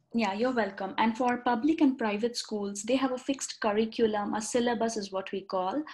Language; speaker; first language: English; non-native, local second language; Bangla